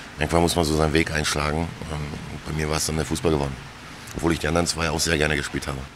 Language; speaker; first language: German; early bilingual, other home language; Croatian